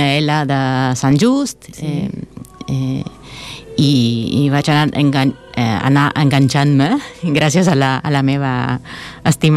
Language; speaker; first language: Catalan; non-native, fluent; Spanish